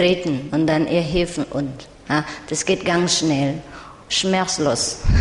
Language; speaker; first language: German; non-native, learner; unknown